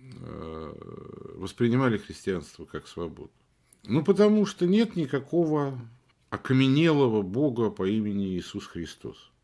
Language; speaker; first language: Russian; native; Russian